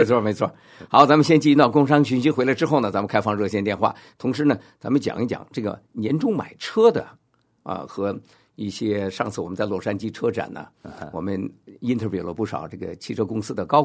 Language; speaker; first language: Chinese; native; Chinese